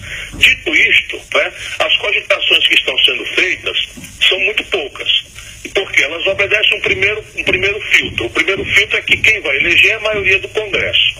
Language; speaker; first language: Portuguese; native; Portuguese